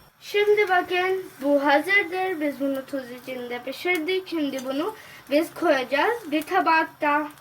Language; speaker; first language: Turkish; non-native, learner; Urdu